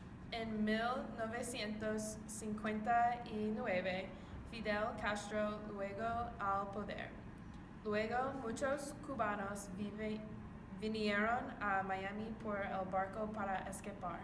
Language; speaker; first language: Spanish; non-native, learner; English